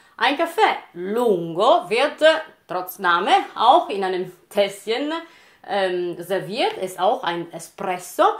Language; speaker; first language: German; non-native, fluent; Italian